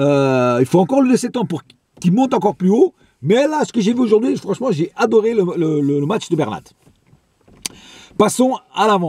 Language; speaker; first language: French; native; French